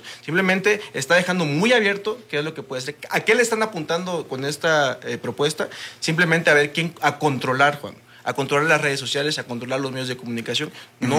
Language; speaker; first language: Spanish; native; Spanish